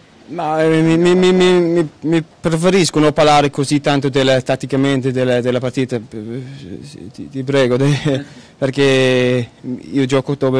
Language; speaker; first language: Italian; non-native, learner; Danish